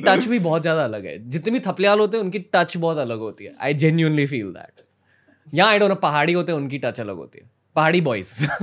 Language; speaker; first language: Hindi; native; Hindi